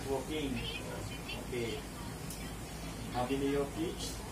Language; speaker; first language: English; non-native, learner; Filipino